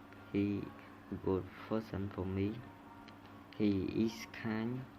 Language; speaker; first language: English; non-native, learner; Khmer